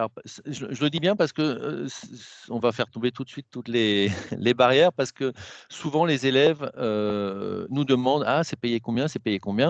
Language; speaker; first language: French; native; French